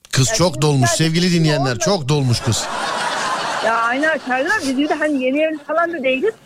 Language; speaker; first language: Turkish; native; Turkish